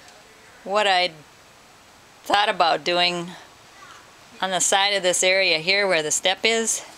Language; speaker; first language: English; native; English